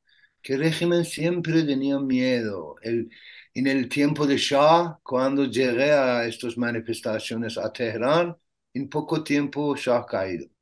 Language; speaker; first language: Spanish; non-native, learner; Persian